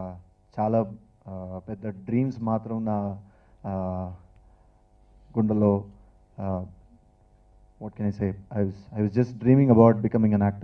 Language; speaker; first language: Telugu; non-native, learner; Tamil